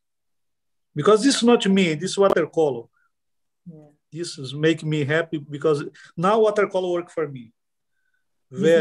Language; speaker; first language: English; non-native, learner; Portuguese